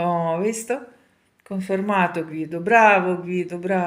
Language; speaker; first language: Italian; non-native, learner; Ukrainian